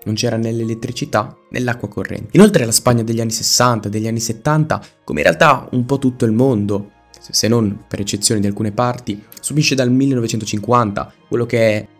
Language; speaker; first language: Italian; native; Italian